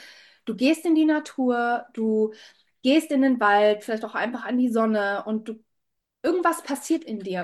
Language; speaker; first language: German; native; German